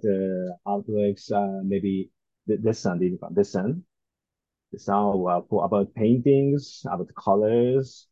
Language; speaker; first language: English; non-native, learner; Japanese